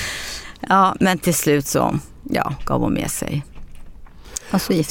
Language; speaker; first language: Swedish; early bilingual, other home language; Arabic